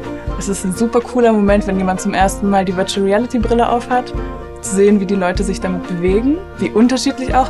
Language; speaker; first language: German; native; German